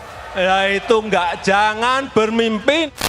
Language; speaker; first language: Indonesian; native; Indonesian